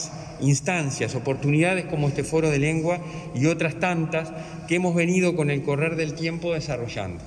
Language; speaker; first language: Spanish; native; Spanish